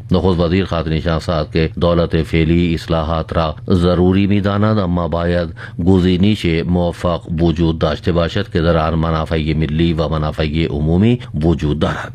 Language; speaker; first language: Persian; non-native, fluent; Urdu